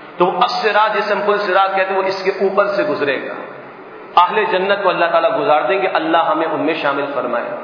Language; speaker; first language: Urdu; native; Urdu